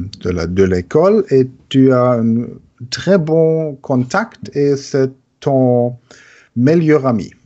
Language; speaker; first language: French; non-native, learner; German